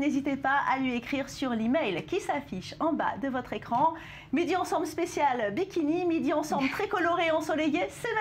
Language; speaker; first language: French; native; French